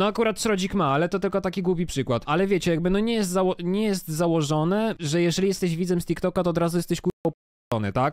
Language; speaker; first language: Polish; native; Polish